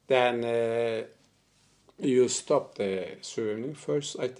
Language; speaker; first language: English; non-native, learner; Turkish